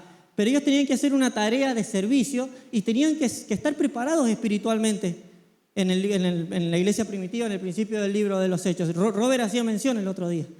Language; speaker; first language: Spanish; native; Spanish